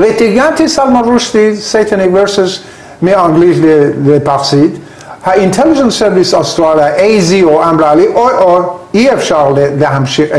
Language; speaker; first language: Hebrew; non-native, learner; Persian